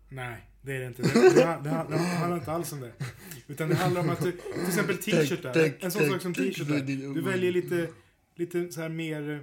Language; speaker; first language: Swedish; native; Swedish